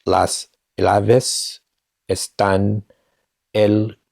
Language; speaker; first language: Spanish; non-native, learner; English